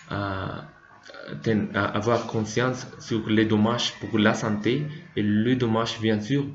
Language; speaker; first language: French; non-native, learner; Spanish